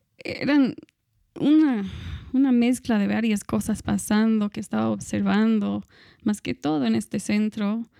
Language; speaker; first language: Spanish; non-native, fluent; English